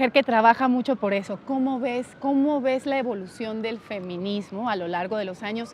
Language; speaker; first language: Spanish; native; Spanish